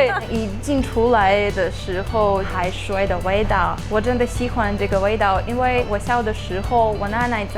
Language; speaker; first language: Chinese; non-native, fluent; Russian